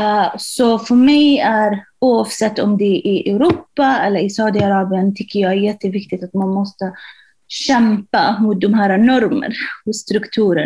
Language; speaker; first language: Swedish; non-native, fluent; Arabic